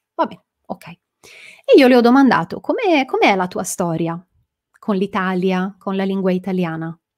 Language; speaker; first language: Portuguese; non-native, fluent; Italian